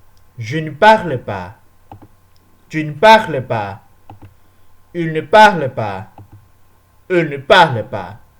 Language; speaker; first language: French; non-native, learner; Spanish